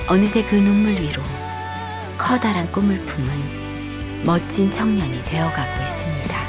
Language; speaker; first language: Korean; native; Korean